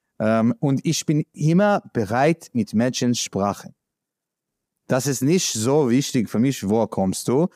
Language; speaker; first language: German; non-native, learner; English